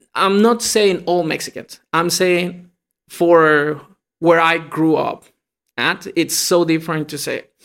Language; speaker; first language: English; non-native, fluent; Spanish